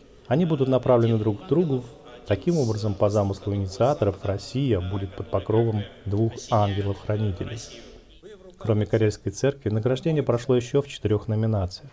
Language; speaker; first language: Russian; native; Russian